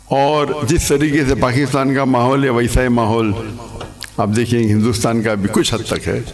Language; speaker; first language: Urdu; non-native, local second language; English